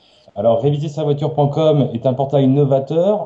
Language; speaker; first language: French; native; French